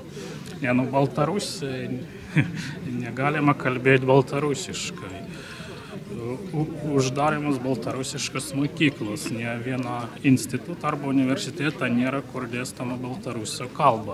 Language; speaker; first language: Lithuanian; non-native, fluent; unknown